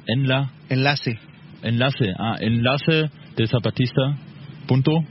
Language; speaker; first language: Spanish; non-native, fluent; German